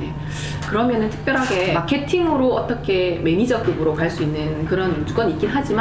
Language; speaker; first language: Korean; native; Korean